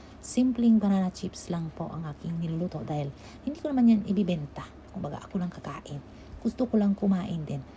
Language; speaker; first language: Filipino; non-native, local second language; Cebuano